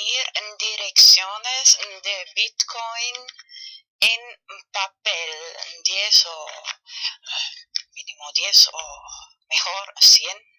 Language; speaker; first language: Spanish; non-native, fluent; German